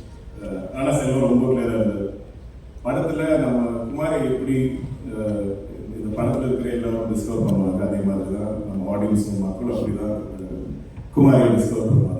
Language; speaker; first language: Tamil; non-native, fluent; Malayalam